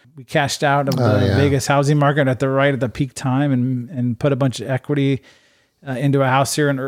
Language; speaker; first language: English; native; English